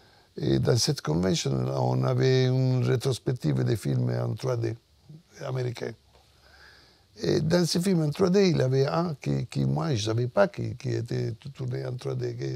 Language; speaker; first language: French; non-native, fluent; Italian